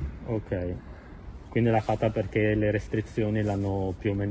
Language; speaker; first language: Italian; native; Italian